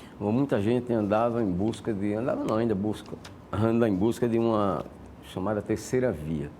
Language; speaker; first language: Portuguese; native; Portuguese